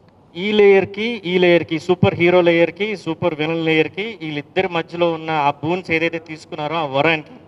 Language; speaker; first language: Telugu; native; Telugu